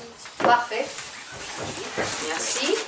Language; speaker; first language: French; non-native, fluent; Ukrainian